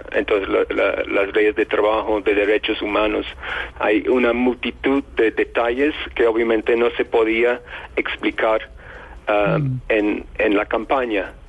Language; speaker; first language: Spanish; non-native, fluent; English